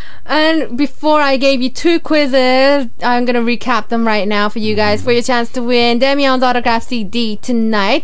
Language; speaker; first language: English; early bilingual, other home language; Korean